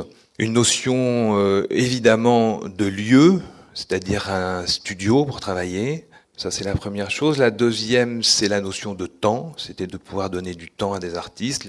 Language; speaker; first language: French; native; French